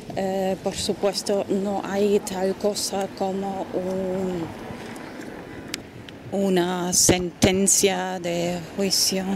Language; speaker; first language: Spanish; non-native, fluent; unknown